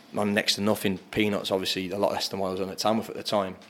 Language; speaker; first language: English; native; English